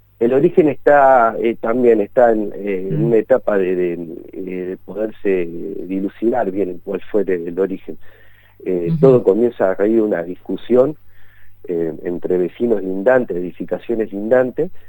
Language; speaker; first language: Spanish; native; Spanish